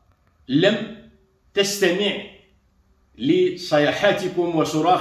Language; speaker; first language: Arabic; native; Arabic